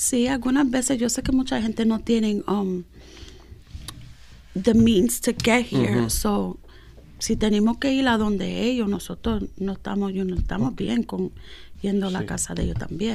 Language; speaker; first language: Spanish; early bilingual, heritage; Spanish